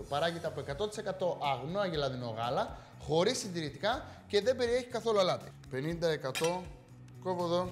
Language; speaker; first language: Greek; native; Greek